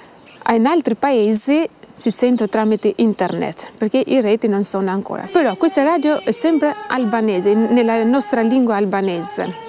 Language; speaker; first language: Italian; non-native, fluent; Albanian